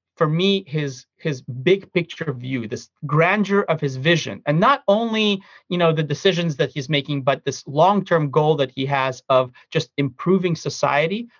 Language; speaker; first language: English; early bilingual, other home language; Russian